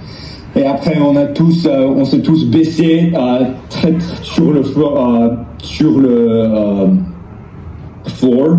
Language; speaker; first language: French; non-native, learner; English